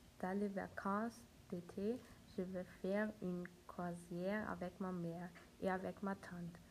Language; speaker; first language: French; non-native, learner; German